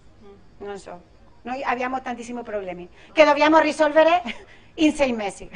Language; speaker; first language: Italian; non-native, learner; Spanish